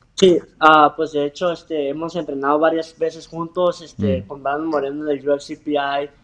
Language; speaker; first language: Spanish; early bilingual, heritage; Spanish